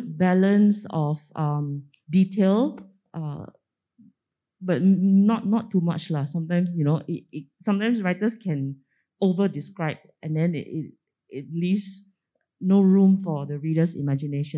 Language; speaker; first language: English; non-native, local second language; Min Nan Chinese